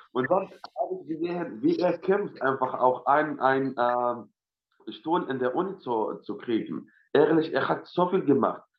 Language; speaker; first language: German; non-native, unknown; Arabic